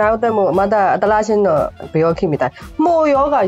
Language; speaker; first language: Japanese; non-native, fluent; Burmese